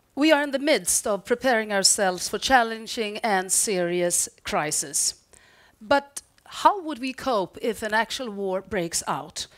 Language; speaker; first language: English; non-native, fluent; Swedish